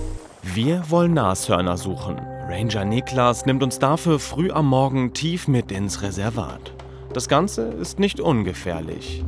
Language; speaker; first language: German; native; German